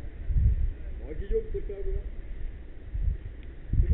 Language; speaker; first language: French; native; French